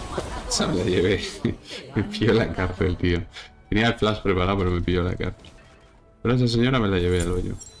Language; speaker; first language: Spanish; native; Spanish